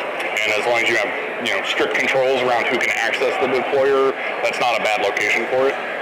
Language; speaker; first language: English; native; English